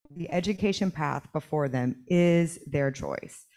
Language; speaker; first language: English; native; English